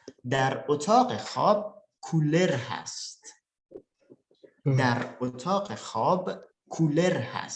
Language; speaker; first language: Persian; non-native, fluent; Indonesian